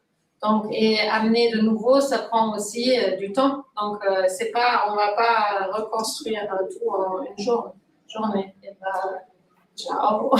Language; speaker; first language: French; non-native, fluent; Italian